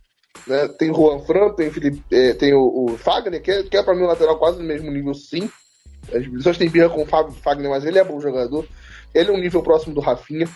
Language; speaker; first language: Portuguese; native; Portuguese